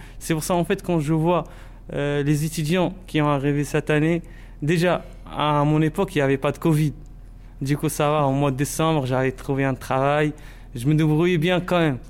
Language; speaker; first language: French; non-native, local second language; Arabic